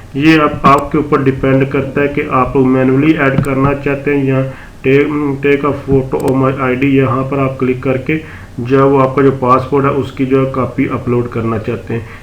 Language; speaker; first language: Urdu; non-native, local second language; Punjabi